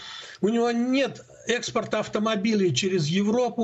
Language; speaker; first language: Russian; native; Russian